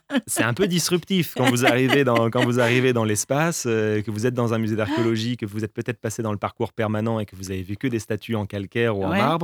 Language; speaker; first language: French; native; French